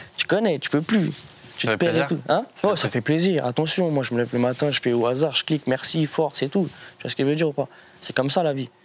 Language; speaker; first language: French; native; French